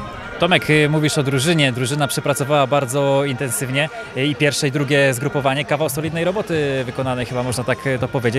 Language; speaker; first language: Polish; native; Polish